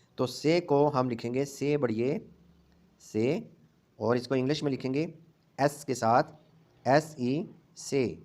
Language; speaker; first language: Urdu; non-native, local second language; Punjabi